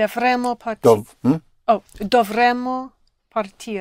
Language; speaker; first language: Italian; non-native, learner; English